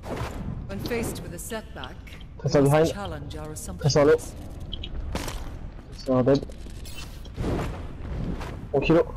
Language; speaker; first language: English; non-native, learner; French